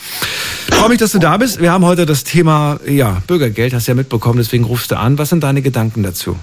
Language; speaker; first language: German; native; German